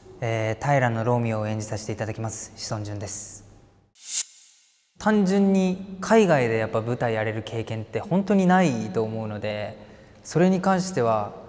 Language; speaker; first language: Japanese; native; Japanese